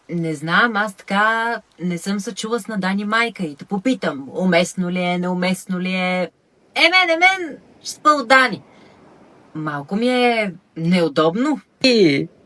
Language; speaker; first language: Bulgarian; native; Bulgarian